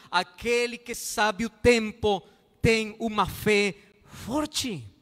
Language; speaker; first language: Portuguese; non-native, fluent; Spanish